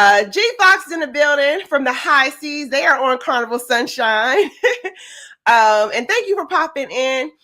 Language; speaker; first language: English; native; English